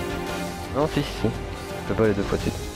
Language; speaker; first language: French; native; French